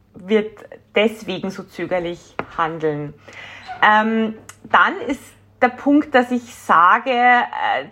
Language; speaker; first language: German; native; German